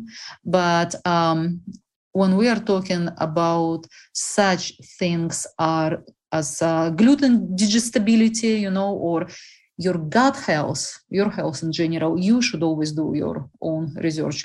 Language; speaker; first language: English; non-native, fluent; Russian